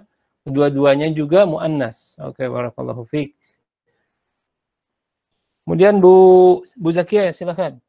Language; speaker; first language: Indonesian; native; Indonesian